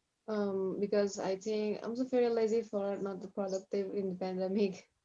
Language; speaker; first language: English; non-native, learner; Indonesian